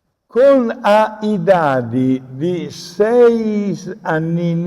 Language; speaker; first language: Portuguese; non-native, fluent; Italian